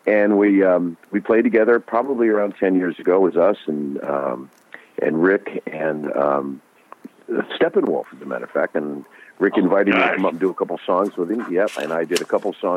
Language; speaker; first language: English; native; English